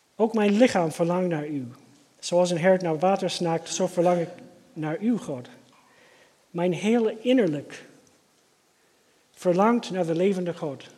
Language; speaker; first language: Dutch; non-native, fluent; English